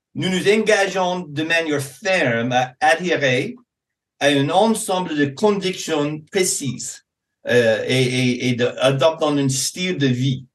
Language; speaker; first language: French; non-native, fluent; English